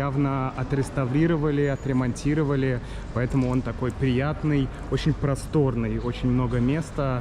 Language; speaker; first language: Russian; native; Russian